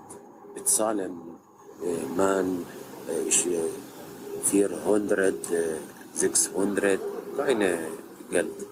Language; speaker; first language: German; non-native, learner; Arabic